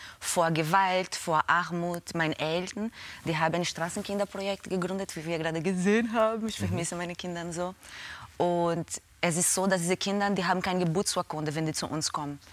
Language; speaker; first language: German; non-native, fluent; Portuguese